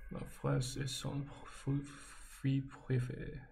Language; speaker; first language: French; non-native, learner; English